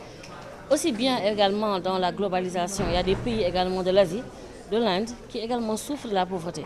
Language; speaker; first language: French; non-native, local second language; Wolof